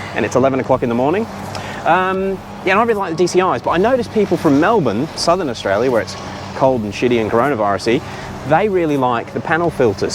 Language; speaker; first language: English; native; English